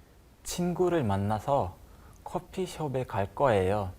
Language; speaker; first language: Korean; non-native, learner; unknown